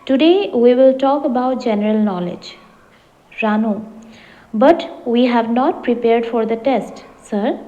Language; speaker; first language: English; non-native, local second language; Assamese